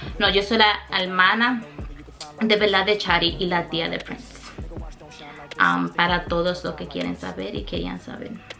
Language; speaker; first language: Spanish; early bilingual, heritage; Spanish